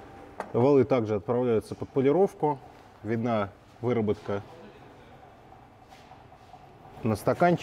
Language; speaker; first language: Russian; native; Russian